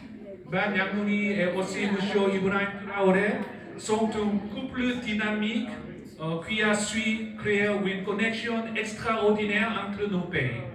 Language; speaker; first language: French; non-native, learner; Korean